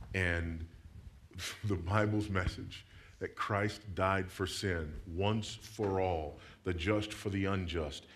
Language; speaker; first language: English; native; English